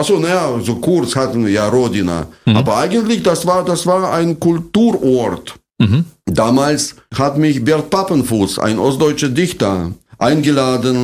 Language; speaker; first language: German; non-native, fluent; Russian